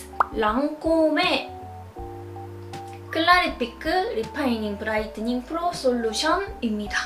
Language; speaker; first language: Japanese; non-native, fluent; Korean